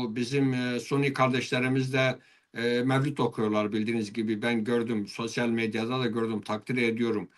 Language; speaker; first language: Turkish; non-native, local second language; Zaza